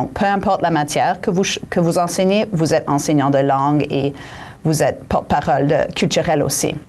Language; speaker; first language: French; native; French